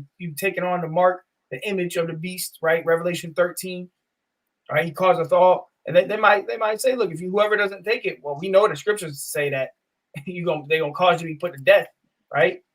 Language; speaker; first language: English; native; English